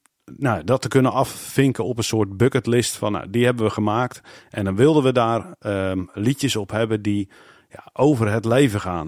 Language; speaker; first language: Dutch; native; Dutch